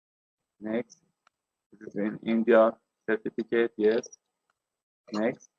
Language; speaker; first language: English; non-native, learner; Persian